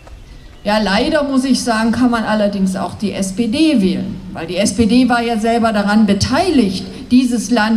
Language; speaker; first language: German; native; German